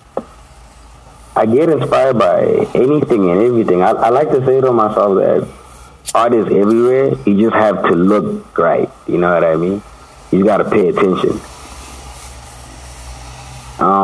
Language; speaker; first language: English; non-native, local second language; Tswana